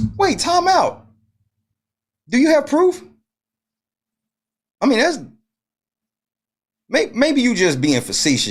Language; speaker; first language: English; native; English